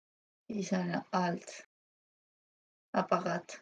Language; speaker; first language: German; non-native, learner; Spanish